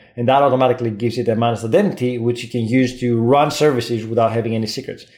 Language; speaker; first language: English; non-native, fluent; Greek